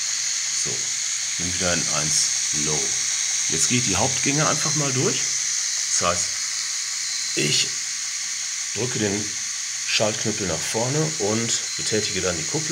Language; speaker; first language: German; native; German